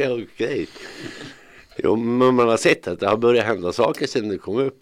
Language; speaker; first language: Swedish; native; Swedish